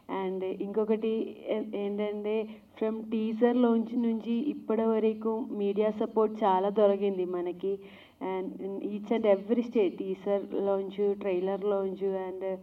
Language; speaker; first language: Telugu; non-native, learner; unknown